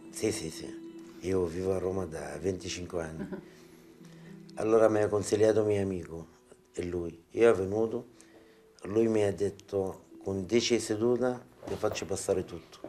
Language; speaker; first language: Italian; non-native, learner; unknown